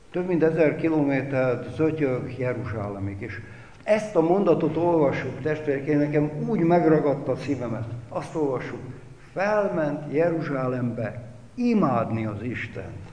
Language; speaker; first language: Hungarian; native; Hungarian